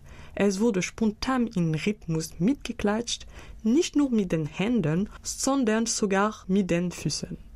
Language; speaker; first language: German; native; German